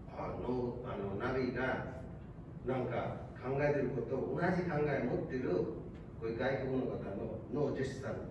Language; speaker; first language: Japanese; non-native, fluent; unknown